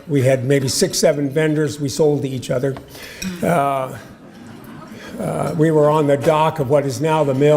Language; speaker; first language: English; native; English